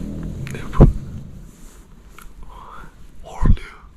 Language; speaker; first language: Turkish; native; Turkish